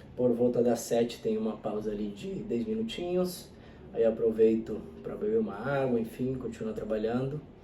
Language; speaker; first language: Portuguese; non-native, fluent; Spanish